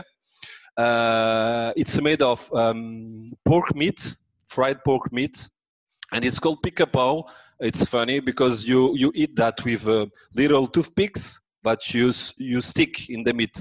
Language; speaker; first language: English; non-native, fluent; French